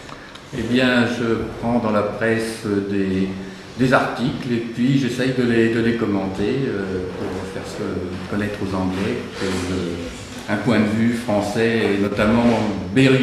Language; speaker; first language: French; native; French